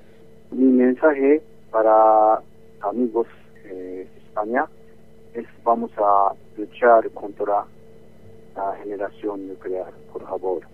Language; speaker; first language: Spanish; non-native, learner; Japanese